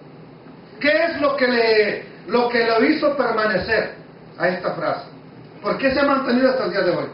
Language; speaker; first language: Spanish; native; Spanish